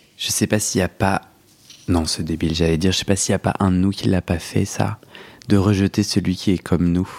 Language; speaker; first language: French; native; French